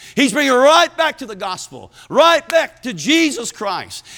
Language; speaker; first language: English; native; English